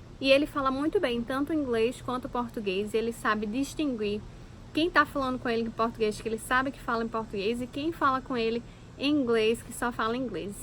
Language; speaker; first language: Portuguese; native; Portuguese